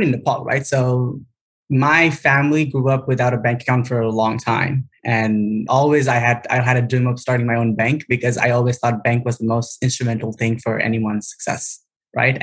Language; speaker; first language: English; non-native, local second language; Nepali